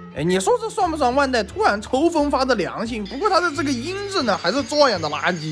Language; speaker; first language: Chinese; native; Chinese